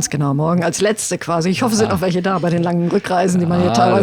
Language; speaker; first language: German; native; German